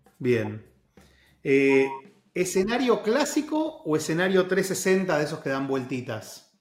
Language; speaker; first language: Spanish; native; Spanish